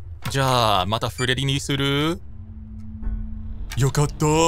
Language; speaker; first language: Japanese; non-native, fluent; English